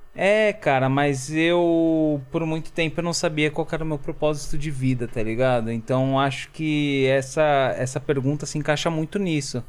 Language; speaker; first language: Portuguese; native; Portuguese